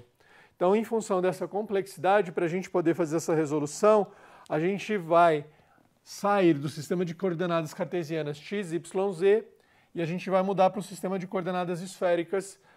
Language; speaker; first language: Portuguese; native; Portuguese